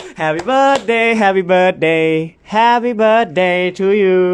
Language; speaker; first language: English; non-native, learner; Thai